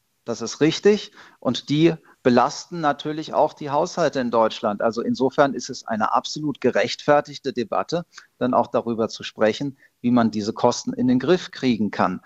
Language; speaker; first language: German; native; German